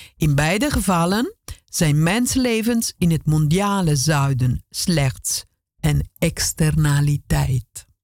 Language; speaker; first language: Dutch; non-native, fluent; Italian